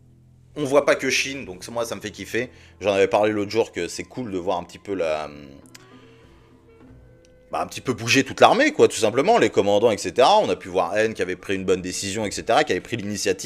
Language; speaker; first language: French; native; French